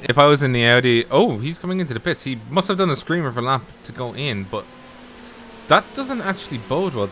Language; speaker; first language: English; native; English